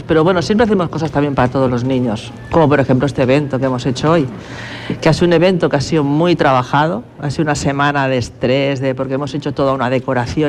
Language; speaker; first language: Spanish; native; Spanish